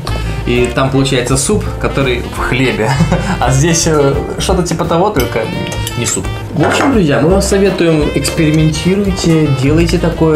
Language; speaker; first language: Russian; native; Russian